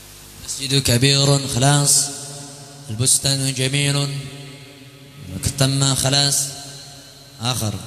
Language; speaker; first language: Arabic; non-native, fluent; Indonesian